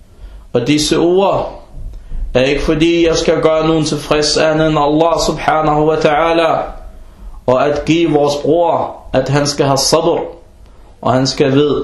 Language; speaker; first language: Danish; early bilingual, other home language; Arabic